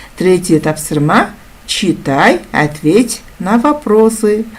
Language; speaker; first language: Russian; non-native, local second language; Kazakh